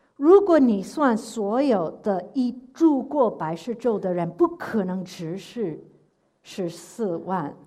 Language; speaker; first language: Chinese; non-native, fluent; English